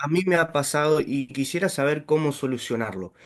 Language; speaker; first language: Spanish; native; Spanish